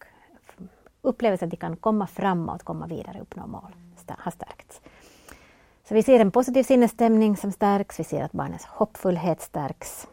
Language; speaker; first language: Swedish; native; Swedish